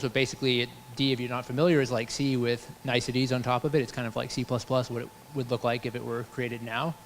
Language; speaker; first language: English; native; English